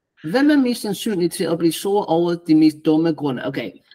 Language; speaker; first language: Danish; non-native, fluent; English